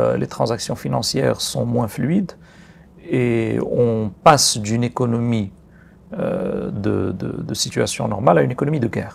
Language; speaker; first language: French; non-native, local second language; Arabic